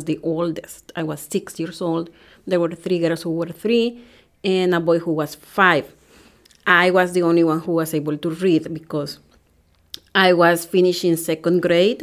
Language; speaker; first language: English; non-native, fluent; Spanish